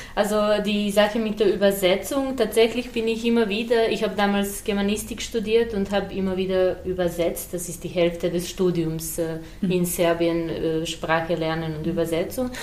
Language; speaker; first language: German; non-native, fluent; Serbian